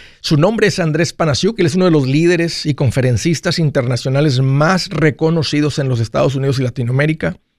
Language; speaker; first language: Spanish; early bilingual, heritage; Spanish